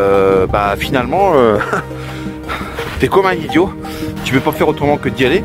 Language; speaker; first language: French; native; French